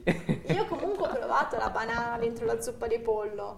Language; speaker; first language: Italian; native; Italian